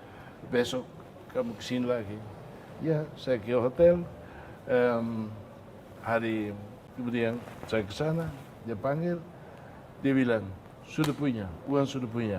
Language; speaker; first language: Indonesian; non-native, fluent; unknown